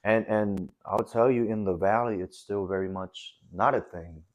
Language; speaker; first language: English; native; English